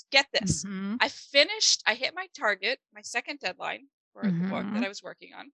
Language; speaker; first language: English; non-native, fluent; German